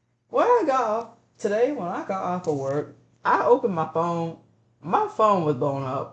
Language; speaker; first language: English; native; English